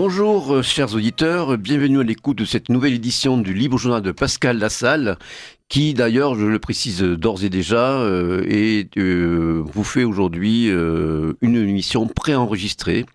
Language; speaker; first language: French; native; French